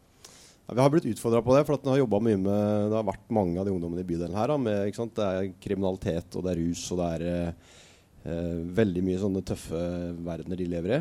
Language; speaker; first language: Norwegian; native; Norwegian